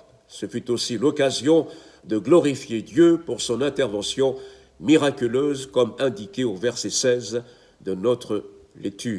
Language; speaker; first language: French; native; French